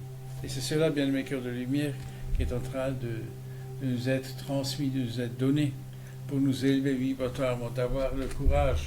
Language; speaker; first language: French; native; French